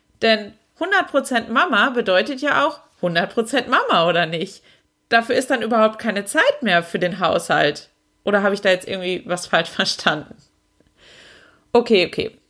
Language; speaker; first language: German; native; German